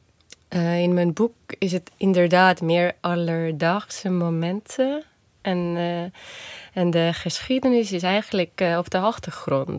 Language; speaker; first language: Dutch; non-native, fluent; Estonian